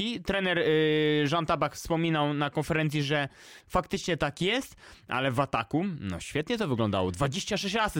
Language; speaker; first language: Polish; native; Polish